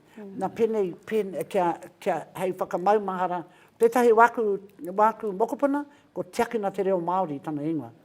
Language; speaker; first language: Māori; native; Māori